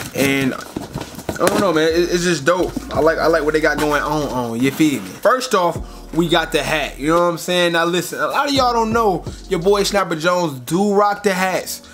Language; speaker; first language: English; native; English